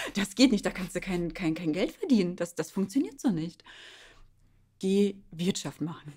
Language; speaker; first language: German; early bilingual, other home language; Russian